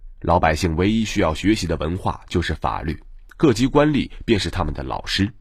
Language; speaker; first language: Chinese; native; Chinese